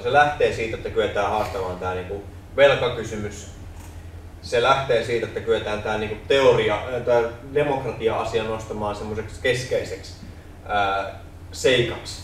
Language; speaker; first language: Finnish; native; Finnish